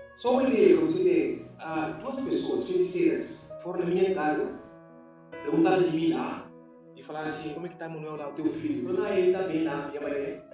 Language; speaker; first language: Portuguese; non-native, fluent; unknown